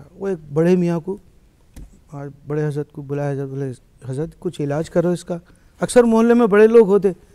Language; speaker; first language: Hindi; native; Hindi